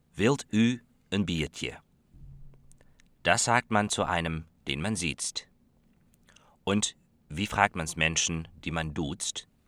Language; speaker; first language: German; non-native, fluent; Dutch